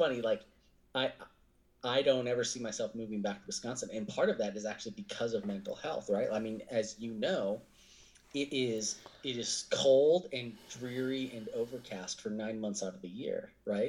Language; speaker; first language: English; native; English